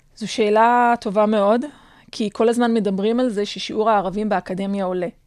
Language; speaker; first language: Hebrew; native; Hebrew